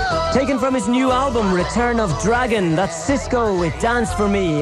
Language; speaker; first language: English; native; English